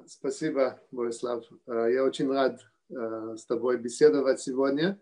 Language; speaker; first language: Russian; early bilingual, heritage; Russian